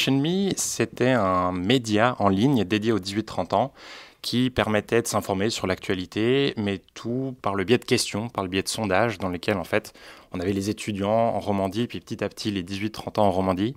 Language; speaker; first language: French; native; French